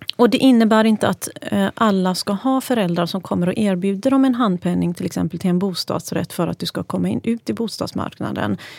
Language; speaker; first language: Swedish; early bilingual, other home language; Persian